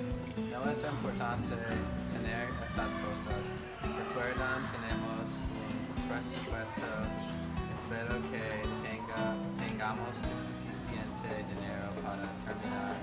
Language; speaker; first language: Spanish; non-native, learner; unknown